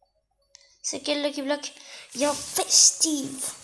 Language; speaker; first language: French; native; French